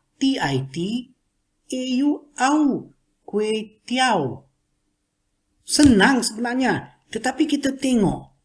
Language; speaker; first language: Malay; non-native, local second language; Chinese